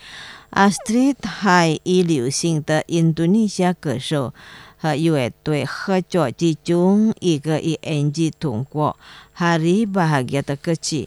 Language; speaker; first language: Chinese; non-native, learner; Indonesian